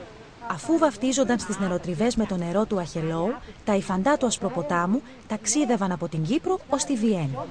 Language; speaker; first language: Greek; native; Greek